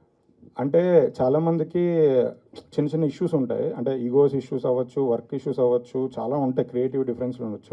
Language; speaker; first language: Telugu; native; Telugu